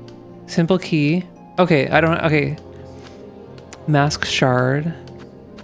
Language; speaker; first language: English; native; English